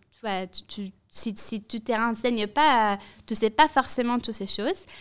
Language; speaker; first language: French; non-native, fluent; Italian